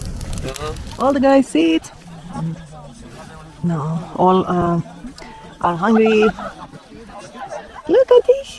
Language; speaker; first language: English; non-native, learner; Kurdish